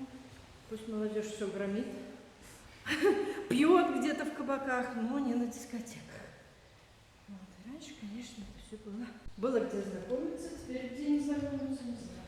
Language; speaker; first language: Russian; native; Russian